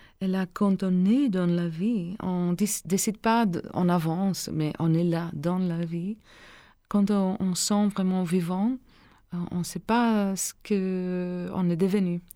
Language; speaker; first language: French; non-native, learner; Greek